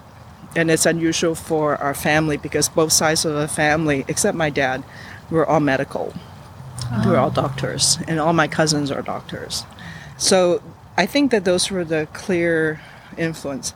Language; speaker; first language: English; non-native, local second language; Cantonese